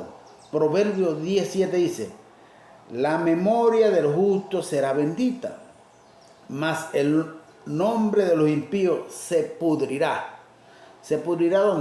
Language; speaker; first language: Spanish; native; Spanish